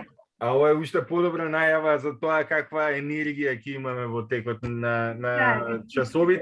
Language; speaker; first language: Macedonian; native; Macedonian